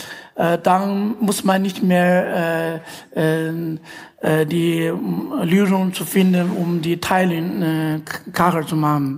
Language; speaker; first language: German; non-native, fluent; Chinese